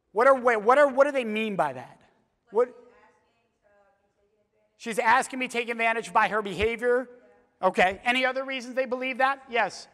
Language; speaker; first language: English; native; English